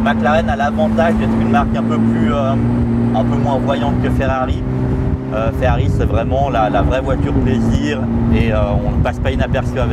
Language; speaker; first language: French; native; French